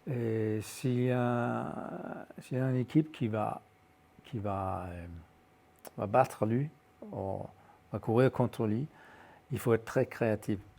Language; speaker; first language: French; non-native, fluent; Danish